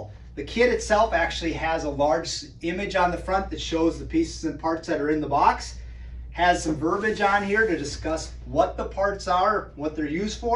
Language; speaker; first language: English; native; English